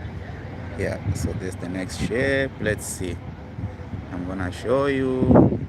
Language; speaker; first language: English; non-native, local second language; Shona